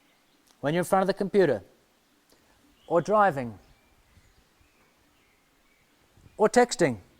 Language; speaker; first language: English; native; English